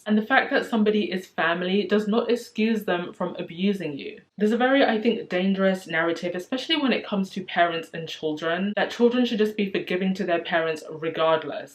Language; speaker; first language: English; native; English